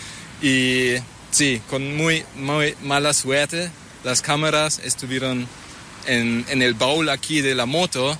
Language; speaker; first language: Spanish; non-native, fluent; German